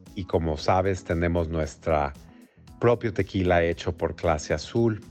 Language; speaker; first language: Spanish; native; Spanish